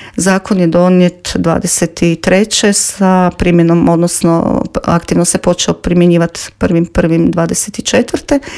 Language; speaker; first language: Croatian; native; Croatian